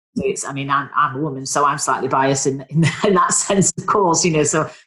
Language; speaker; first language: English; native; English